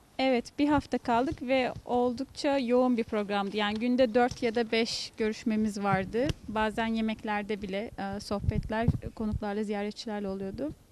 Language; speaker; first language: Turkish; native; Turkish